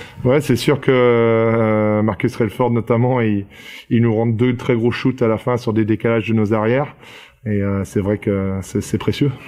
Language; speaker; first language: French; native; French